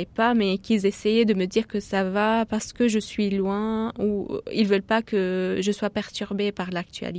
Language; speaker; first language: French; non-native, fluent; Arabic